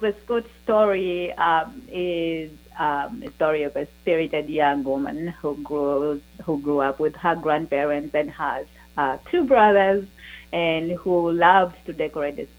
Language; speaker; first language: English; non-native, local second language; Ganda